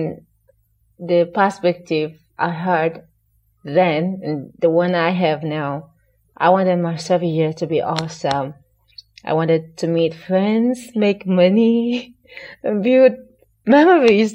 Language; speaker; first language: English; non-native, local second language; Hausa